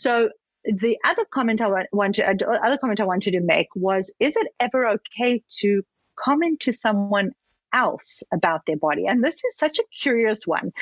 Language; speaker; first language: English; native; English